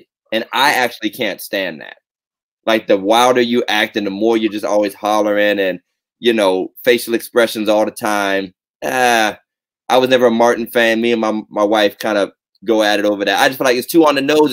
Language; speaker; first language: English; native; English